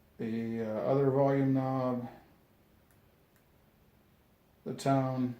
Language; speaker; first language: English; native; English